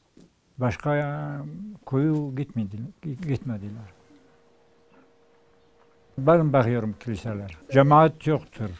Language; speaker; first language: Turkish; non-native, local second language; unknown